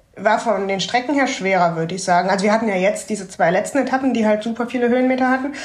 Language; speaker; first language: German; native; German